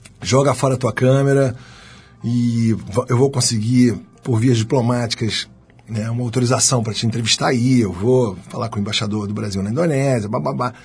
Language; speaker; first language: Portuguese; native; Portuguese